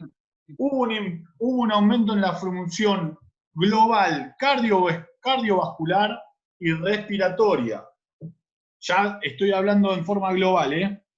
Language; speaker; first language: Spanish; native; Spanish